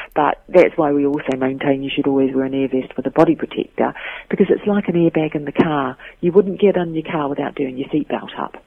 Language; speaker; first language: English; native; English